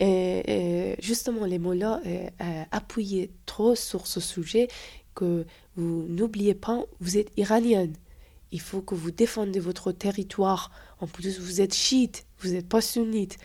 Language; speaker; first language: French; non-native, fluent; Persian